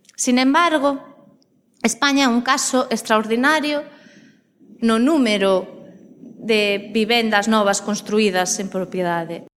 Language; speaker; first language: Galician; non-native, local second language; Spanish